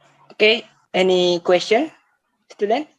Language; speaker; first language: English; non-native, learner; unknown